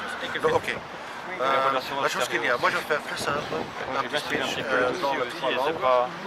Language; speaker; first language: French; non-native, local second language; Dutch